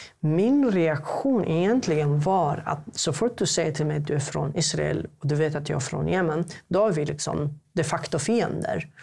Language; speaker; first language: Swedish; non-native, fluent; Arabic